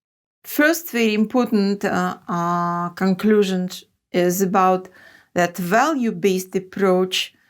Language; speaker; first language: English; non-native, fluent; Russian